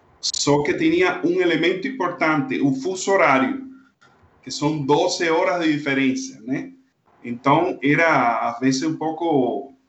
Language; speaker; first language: Portuguese; non-native, fluent; Spanish